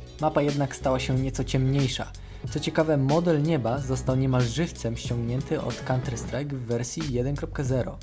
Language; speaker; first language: Polish; native; Polish